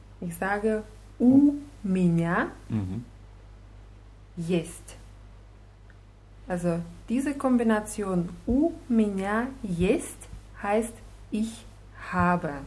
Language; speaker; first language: German; non-native, fluent; Russian